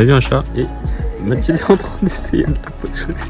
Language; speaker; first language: French; native; French